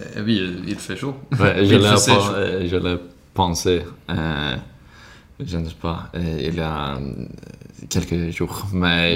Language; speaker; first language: French; non-native, learner; Swedish